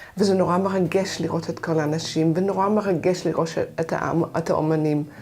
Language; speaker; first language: Hebrew; non-native, fluent; English